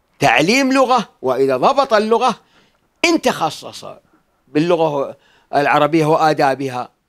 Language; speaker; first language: Arabic; native; Arabic